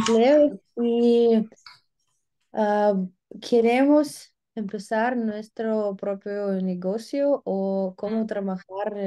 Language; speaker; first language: Spanish; non-native, learner; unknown